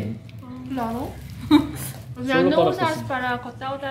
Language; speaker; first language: Spanish; non-native, learner; Chinese